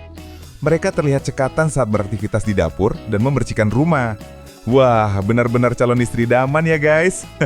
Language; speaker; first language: Indonesian; native; Indonesian